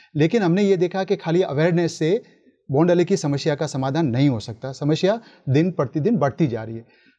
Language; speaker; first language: Hindi; native; Hindi